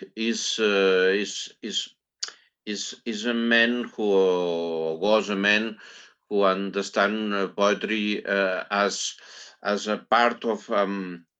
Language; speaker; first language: English; non-native, learner; Catalan